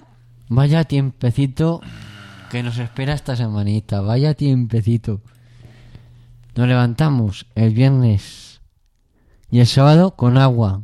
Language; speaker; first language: Spanish; native; Spanish